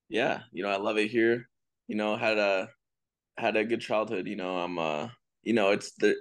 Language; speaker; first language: English; native; English